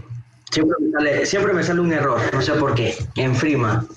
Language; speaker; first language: Spanish; native; Spanish